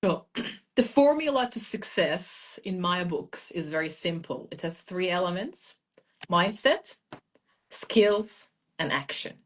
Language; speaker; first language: English; non-native, fluent; Persian